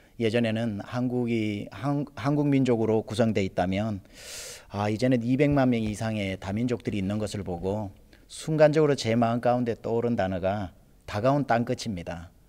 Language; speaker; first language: Korean; native; Korean